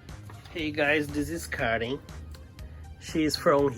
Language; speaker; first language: English; non-native, learner; Portuguese